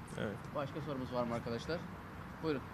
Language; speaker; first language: Turkish; native; Turkish